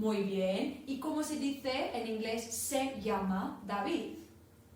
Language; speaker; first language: Spanish; non-native, fluent; English